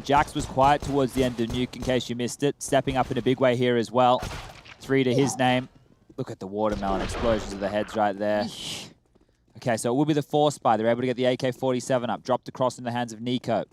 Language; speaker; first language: English; native; English